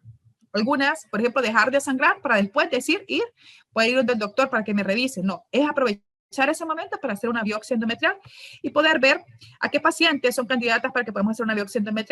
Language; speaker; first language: Spanish; native; Spanish